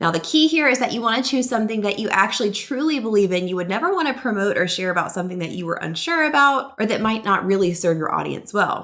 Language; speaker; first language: English; native; English